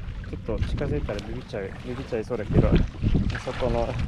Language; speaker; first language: Japanese; non-native, fluent; Swedish